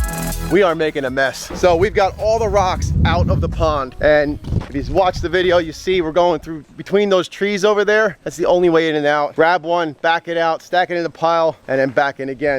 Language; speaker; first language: English; native; English